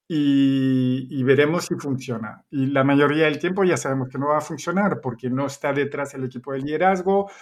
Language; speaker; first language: Spanish; non-native, fluent; French